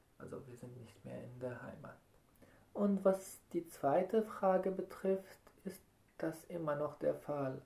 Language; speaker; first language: German; non-native, fluent; Arabic